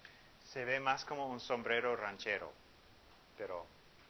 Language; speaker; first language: Spanish; non-native, fluent; English